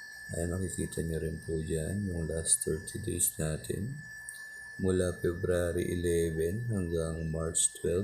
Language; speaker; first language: Filipino; native; Filipino